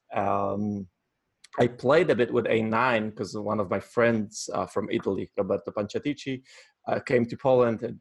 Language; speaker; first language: English; non-native, fluent; Polish